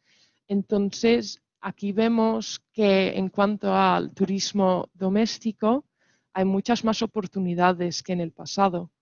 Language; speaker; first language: Spanish; non-native, fluent; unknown